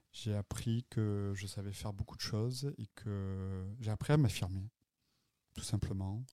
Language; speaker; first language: French; native; French